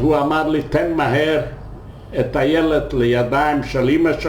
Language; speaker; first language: Hebrew; non-native, fluent; Yiddish